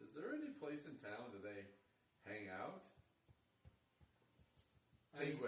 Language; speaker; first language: English; native; English